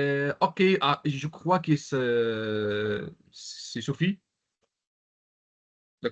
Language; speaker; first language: French; non-native, local second language; Arabic